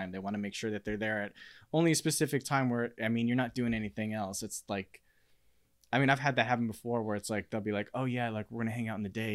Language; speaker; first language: English; native; English